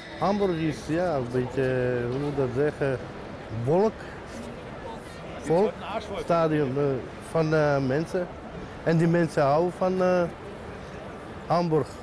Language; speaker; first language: Dutch; non-native, local second language; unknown